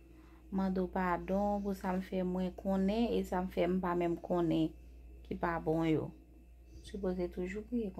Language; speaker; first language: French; non-native, local second language; Haitian Creole